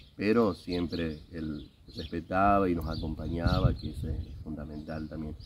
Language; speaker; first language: Spanish; native; Spanish